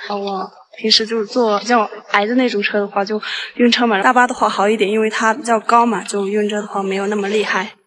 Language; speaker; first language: Chinese; non-native, local second language; Tibetan